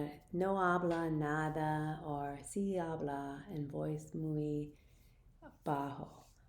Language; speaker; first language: Spanish; non-native, learner; English